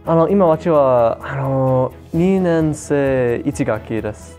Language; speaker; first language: Japanese; non-native, learner; English